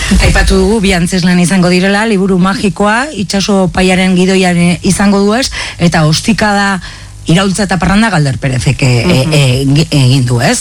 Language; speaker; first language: Basque; native; Basque